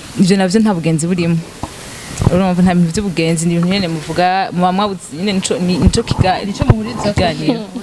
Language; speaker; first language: Rundi; native; Rundi